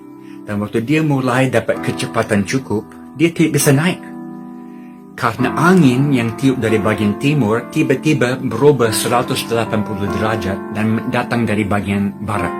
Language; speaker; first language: Indonesian; non-native, fluent; English